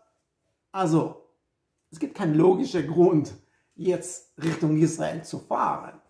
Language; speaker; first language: German; non-native, fluent; Hebrew